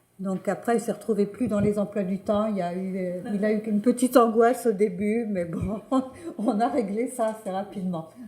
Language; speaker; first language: French; native; French